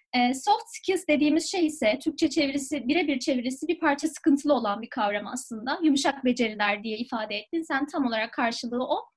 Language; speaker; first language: Turkish; native; Turkish